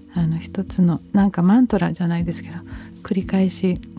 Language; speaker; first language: Japanese; early bilingual, heritage; Japanese